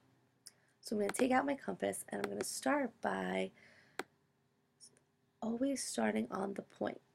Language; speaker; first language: English; native; English